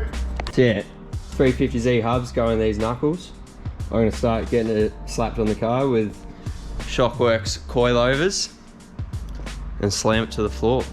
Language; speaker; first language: English; native; English